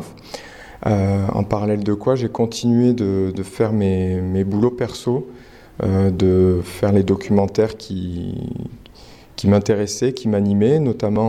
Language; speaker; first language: French; native; French